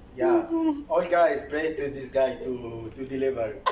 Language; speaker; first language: English; non-native, learner; Arabic